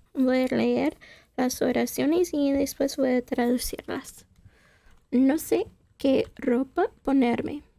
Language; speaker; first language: Spanish; non-native, fluent; English